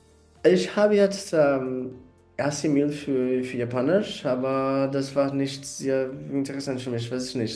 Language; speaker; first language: German; non-native, learner; Portuguese